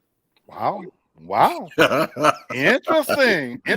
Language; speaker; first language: English; native; English